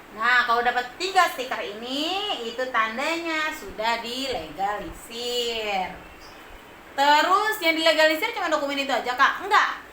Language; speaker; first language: Indonesian; native; Indonesian